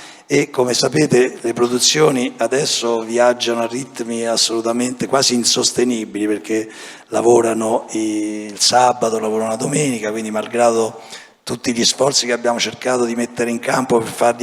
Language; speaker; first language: Italian; native; Italian